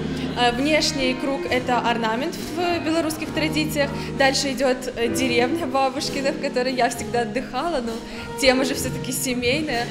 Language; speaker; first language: Russian; native; Russian